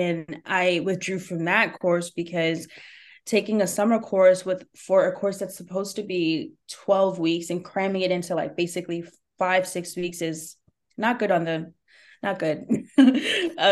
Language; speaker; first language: English; native; English